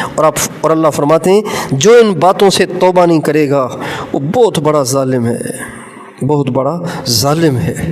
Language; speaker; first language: Urdu; native; Urdu